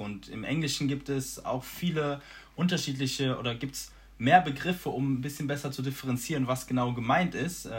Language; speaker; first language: German; native; German